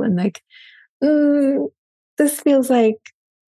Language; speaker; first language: English; non-native, fluent; German